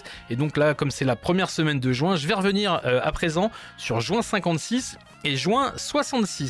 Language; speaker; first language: French; native; French